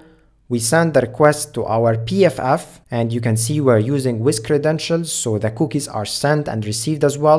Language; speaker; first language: English; non-native, fluent; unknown